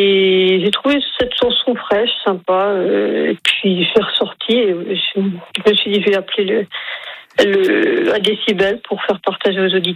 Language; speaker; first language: French; native; French